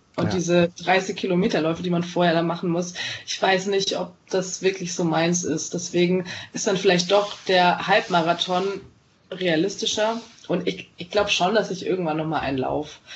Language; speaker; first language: German; native; German